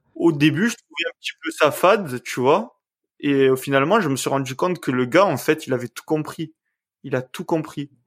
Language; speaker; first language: French; native; French